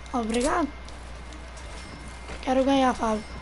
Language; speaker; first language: Portuguese; non-native, fluent; Italian